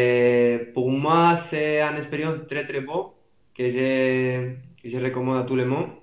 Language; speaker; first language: French; non-native, fluent; Spanish